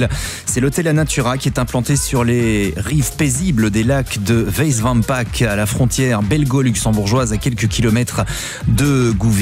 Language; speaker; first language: French; native; French